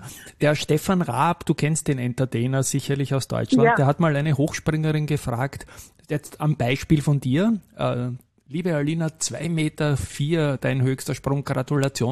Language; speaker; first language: German; native; German